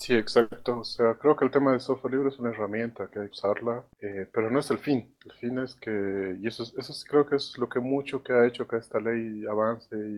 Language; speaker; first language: Spanish; native; Spanish